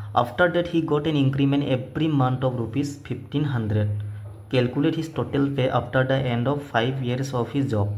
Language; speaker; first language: English; non-native, local second language; Assamese